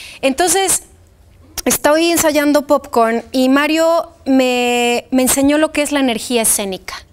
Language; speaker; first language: Spanish; early bilingual, other home language; Polish